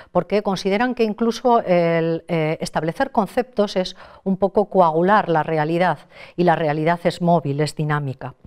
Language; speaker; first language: Spanish; native; Spanish